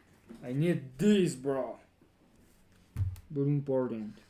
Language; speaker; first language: English; non-native, fluent; Spanish